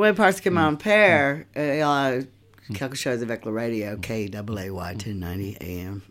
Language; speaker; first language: French; non-native, learner; English